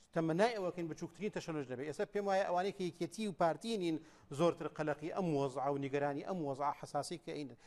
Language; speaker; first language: Central Kurdish; native; Central Kurdish